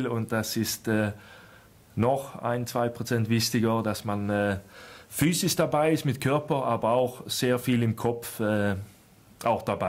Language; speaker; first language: German; non-native, fluent; Swedish